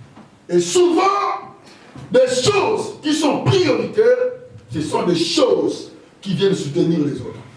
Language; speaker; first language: French; non-native, local second language; Lingala